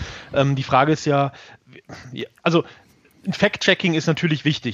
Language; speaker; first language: German; native; German